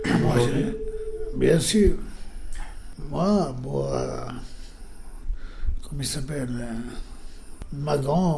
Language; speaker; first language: French; non-native, learner; Arabic